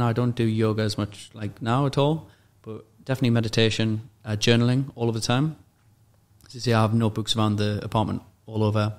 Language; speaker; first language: English; native; English